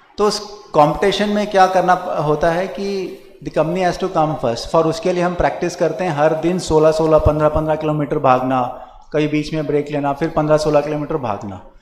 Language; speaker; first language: Hindi; non-native, local second language; Kannada